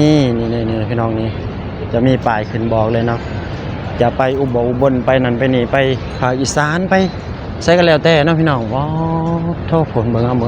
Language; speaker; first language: Thai; non-native, local second language; Lao